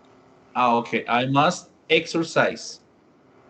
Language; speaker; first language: English; non-native, fluent; Spanish